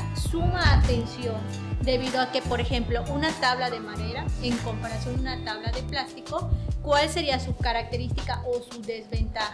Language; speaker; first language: Spanish; native; Spanish